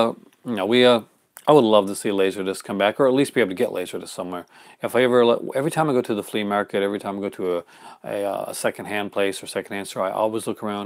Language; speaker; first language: English; native; English